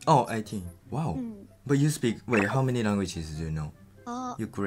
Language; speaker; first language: English; non-native, fluent; Japanese